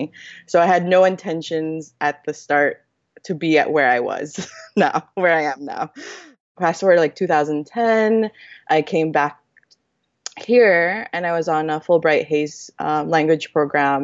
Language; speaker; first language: English; native; English